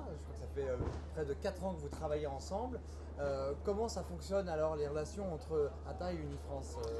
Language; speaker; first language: French; native; French